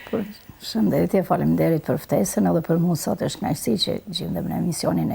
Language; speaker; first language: Albanian; native; Albanian